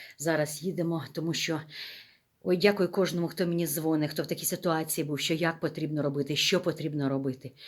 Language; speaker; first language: Ukrainian; native; Ukrainian